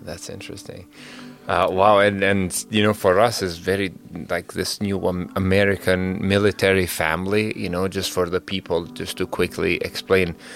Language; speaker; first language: English; non-native, fluent; Albanian